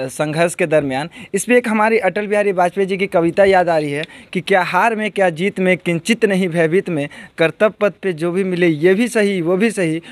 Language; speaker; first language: Hindi; native; Hindi